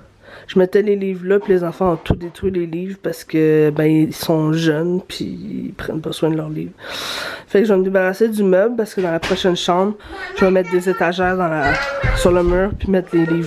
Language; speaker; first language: French; native; French